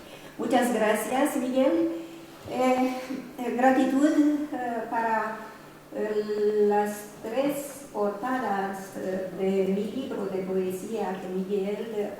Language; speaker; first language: Spanish; non-native, fluent; Romanian